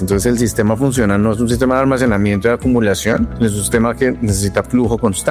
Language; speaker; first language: Spanish; native; Spanish